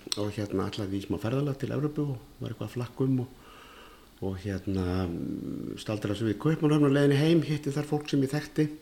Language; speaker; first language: Icelandic; native; Icelandic